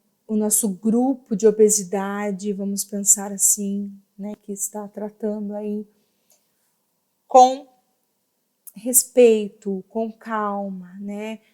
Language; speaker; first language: Portuguese; native; Portuguese